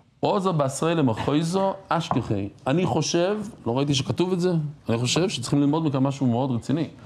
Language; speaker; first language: Hebrew; non-native, fluent; English